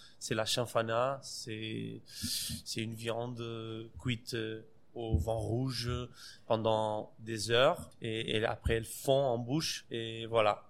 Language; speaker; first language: French; non-native, fluent; Portuguese